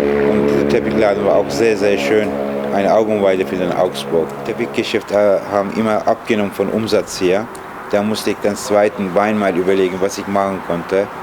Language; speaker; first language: German; non-native, fluent; Turkish